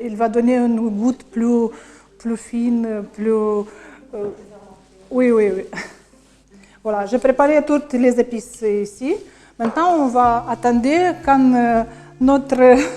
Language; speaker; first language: French; non-native, learner; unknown